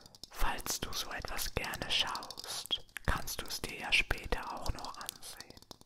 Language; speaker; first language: German; native; German